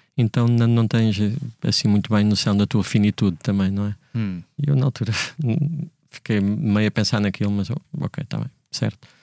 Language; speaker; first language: Portuguese; native; Portuguese